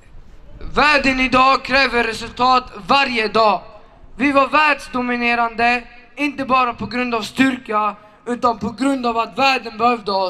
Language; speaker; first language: Swedish; early bilingual, other home language; Assyrian Neo-Aramaic